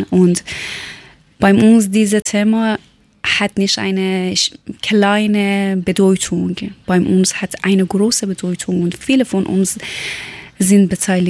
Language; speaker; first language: German; non-native, learner; Persian